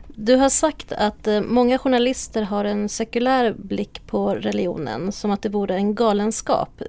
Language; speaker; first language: Swedish; native; Swedish